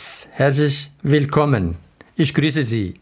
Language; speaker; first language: German; non-native, learner; Arabic